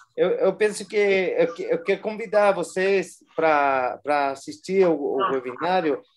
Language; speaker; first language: Portuguese; non-native, fluent; Spanish